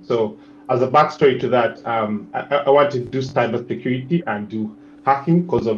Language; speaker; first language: English; non-native, local second language; Ganda